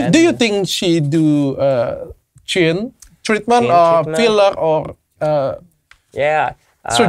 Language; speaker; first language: English; non-native, learner; Indonesian